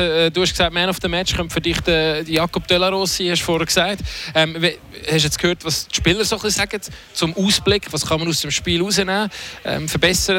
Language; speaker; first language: German; native; German